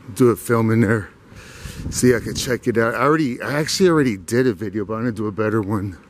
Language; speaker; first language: English; native; English